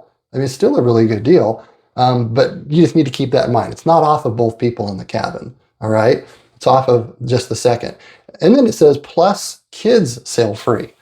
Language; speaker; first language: English; native; English